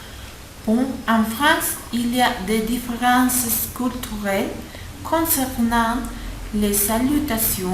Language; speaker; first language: French; non-native, learner; Spanish